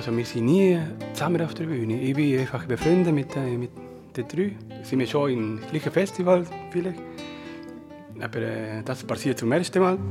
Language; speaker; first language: German; non-native, learner; Spanish